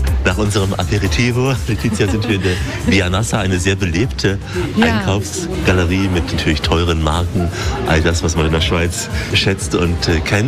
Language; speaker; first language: German; native; German